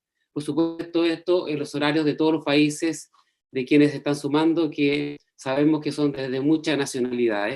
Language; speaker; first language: Spanish; native; Spanish